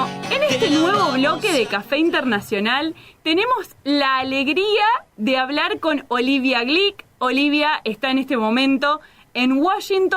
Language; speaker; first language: Spanish; native; Spanish